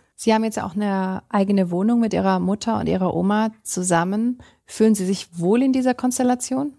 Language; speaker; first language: German; native; German